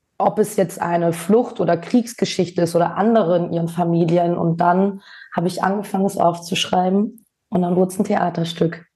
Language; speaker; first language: German; early bilingual, other home language; Bosnian